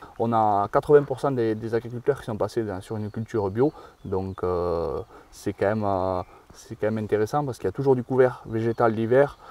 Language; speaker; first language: French; native; French